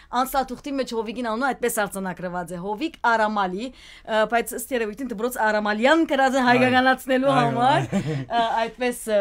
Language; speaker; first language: Armenian; early bilingual, heritage; Armenian